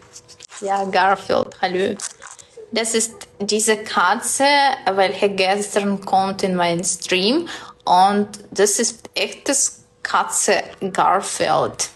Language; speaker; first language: German; non-native, learner; Russian